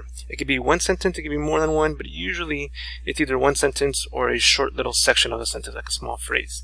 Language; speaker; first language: English; native; English